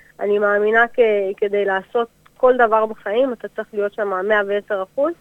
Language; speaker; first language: Hebrew; native; Hebrew